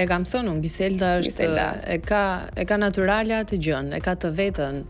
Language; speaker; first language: Albanian; native; Albanian